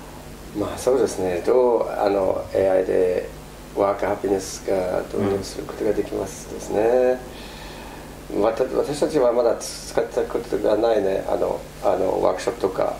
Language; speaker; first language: Japanese; non-native, fluent; German